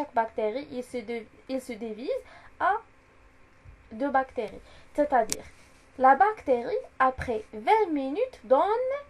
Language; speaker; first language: French; non-native, local second language; Arabic